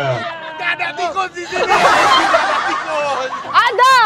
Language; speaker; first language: Indonesian; native; Indonesian